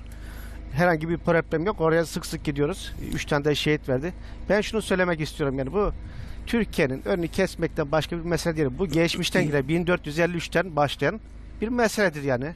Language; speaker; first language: Turkish; native; Turkish